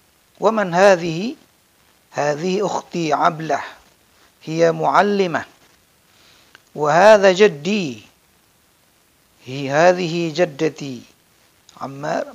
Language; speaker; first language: Arabic; non-native, fluent; Indonesian